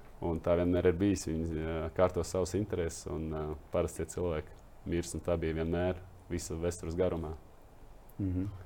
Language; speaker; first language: Latvian; non-native, local second language; Russian